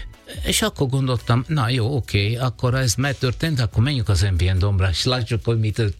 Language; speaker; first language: Hungarian; non-native, learner; Italian